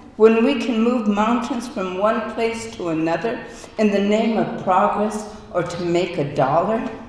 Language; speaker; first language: English; native; English